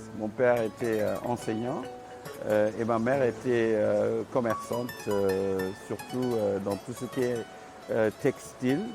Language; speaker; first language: French; non-native, local second language; Wolof